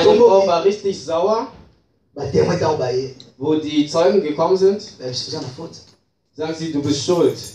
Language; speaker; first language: German; non-native, fluent; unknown